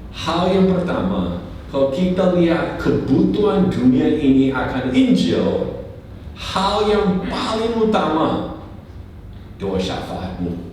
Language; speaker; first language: Indonesian; non-native, fluent; English